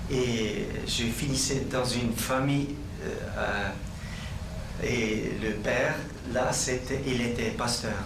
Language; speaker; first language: French; non-native, local second language; German